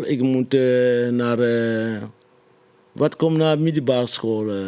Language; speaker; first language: Dutch; non-native, fluent; Lingala